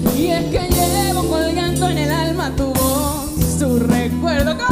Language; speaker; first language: Spanish; native; Spanish